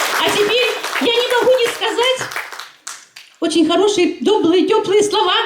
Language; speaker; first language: Russian; native; Russian